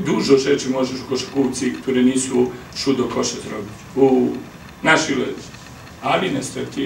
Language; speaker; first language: Polish; non-native, learner; Serbian